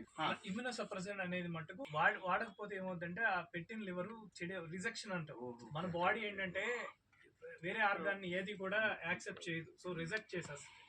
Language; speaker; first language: Telugu; native; Telugu